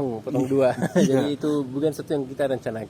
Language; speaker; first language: Indonesian; non-native, fluent; French